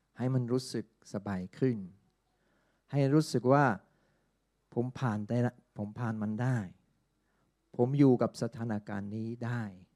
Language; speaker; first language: Thai; non-native, fluent; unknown